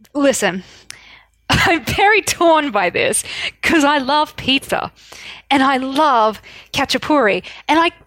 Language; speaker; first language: English; native; English